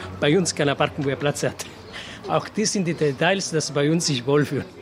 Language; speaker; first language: German; non-native, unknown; Italian